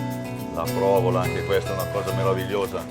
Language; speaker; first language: Italian; native; Italian